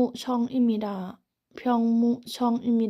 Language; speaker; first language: Korean; non-native, learner; Thai